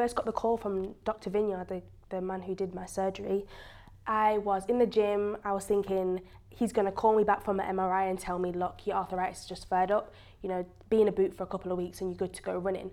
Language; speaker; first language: English; native; English